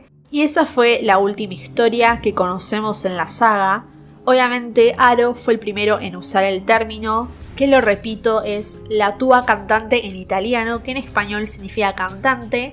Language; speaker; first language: Spanish; native; Spanish